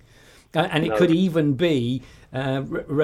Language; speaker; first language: English; native; English